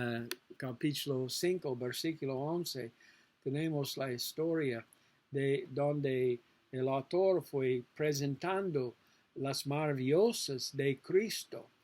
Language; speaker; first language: Spanish; non-native, learner; English